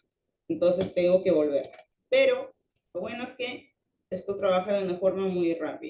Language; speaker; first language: Spanish; native; Spanish